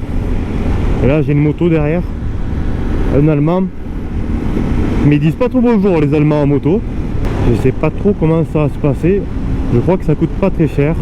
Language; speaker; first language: French; native; French